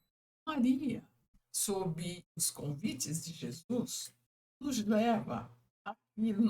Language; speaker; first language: Portuguese; native; Portuguese